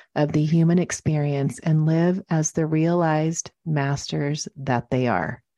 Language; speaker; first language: English; native; English